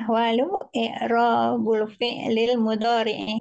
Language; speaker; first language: Arabic; non-native, learner; Indonesian